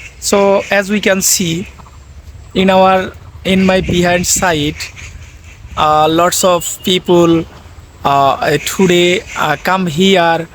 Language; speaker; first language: English; non-native, learner; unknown